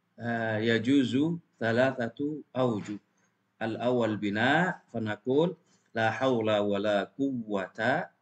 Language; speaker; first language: Arabic; non-native, fluent; Indonesian